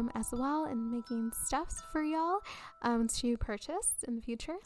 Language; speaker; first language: English; early bilingual, other home language; Spanish